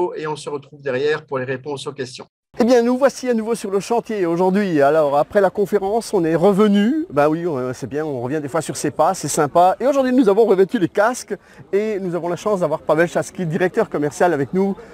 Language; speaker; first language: French; native; French